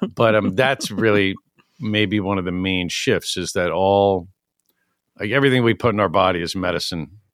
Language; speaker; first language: English; native; English